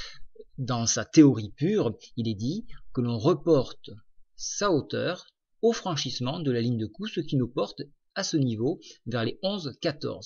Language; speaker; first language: French; native; French